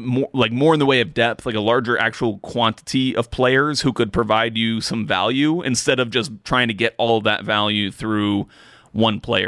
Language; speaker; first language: English; native; English